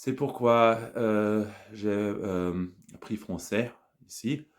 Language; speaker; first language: French; non-native, learner; German